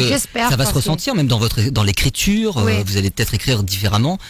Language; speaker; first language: French; native; French